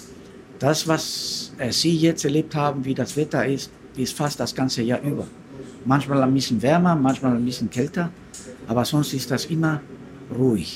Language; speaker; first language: German; non-native, fluent; Spanish